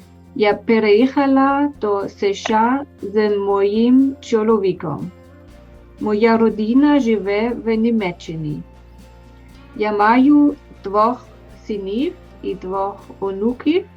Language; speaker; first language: Ukrainian; non-native, learner; German